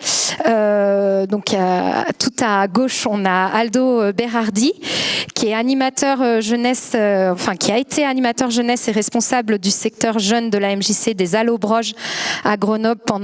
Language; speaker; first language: French; native; French